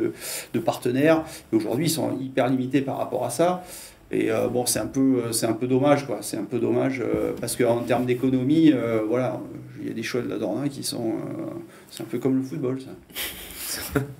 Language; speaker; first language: French; native; French